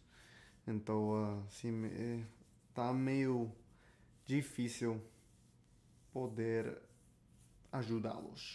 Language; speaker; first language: Portuguese; non-native, learner; Spanish